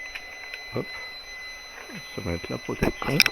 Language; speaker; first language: French; native; French